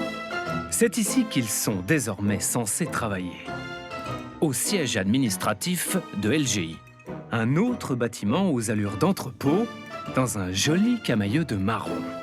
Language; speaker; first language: French; native; French